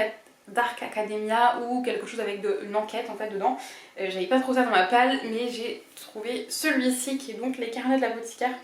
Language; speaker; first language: French; native; French